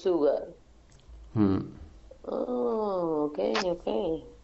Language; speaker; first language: English; non-native, learner; Spanish